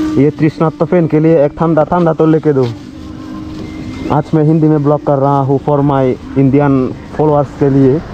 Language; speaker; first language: Hindi; non-native, learner; Chakma